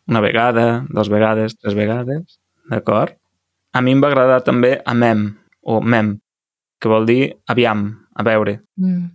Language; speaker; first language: Catalan; native; Catalan